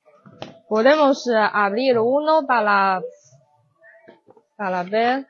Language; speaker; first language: Spanish; non-native, learner; Chinese